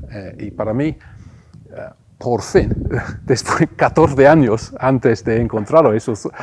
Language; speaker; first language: Spanish; non-native, fluent; English